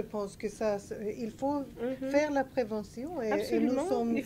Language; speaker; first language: French; non-native, learner; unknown